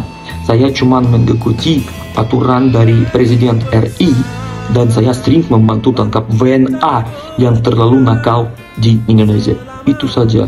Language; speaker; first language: Indonesian; non-native, learner; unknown